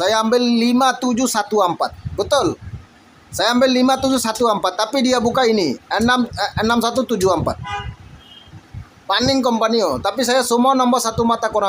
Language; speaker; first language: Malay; non-native, fluent; Bangla